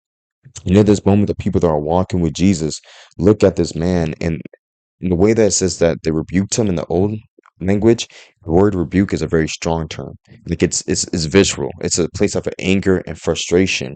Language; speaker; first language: English; native; English